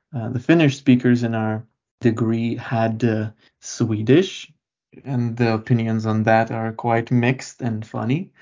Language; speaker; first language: English; non-native, fluent; Lithuanian